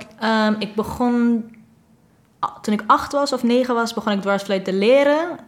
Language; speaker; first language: Dutch; non-native, local second language; Papiamento